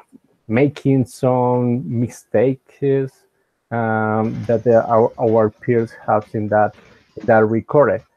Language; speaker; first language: English; non-native, learner; Spanish